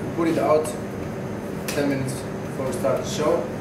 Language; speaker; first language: English; non-native, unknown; German